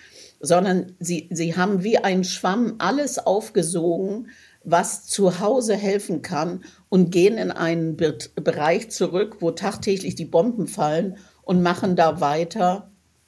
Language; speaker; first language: German; native; German